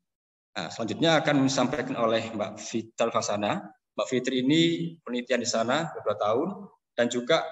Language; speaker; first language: Indonesian; native; Indonesian